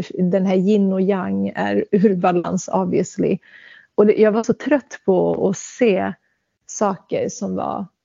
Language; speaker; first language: Swedish; early bilingual, other home language; Central Kurdish